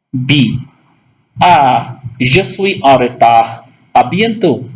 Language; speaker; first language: French; non-native, local second language; Hindi